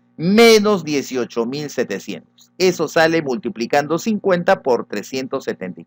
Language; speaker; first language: Spanish; native; Spanish